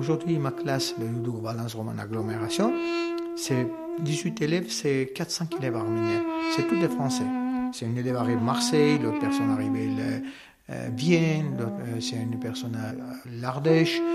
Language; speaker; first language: French; non-native, learner; Armenian